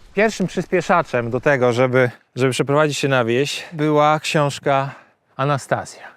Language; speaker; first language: Polish; native; Polish